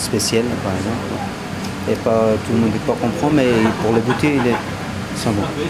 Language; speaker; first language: French; non-native, learner; Turkish